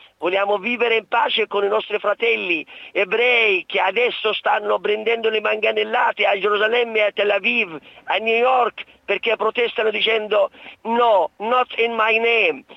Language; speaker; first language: Italian; non-native, fluent; Arabic